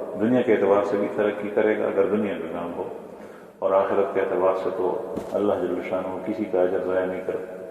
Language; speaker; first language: Urdu; non-native, local second language; Pashto